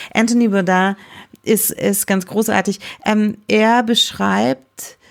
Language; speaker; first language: German; native; German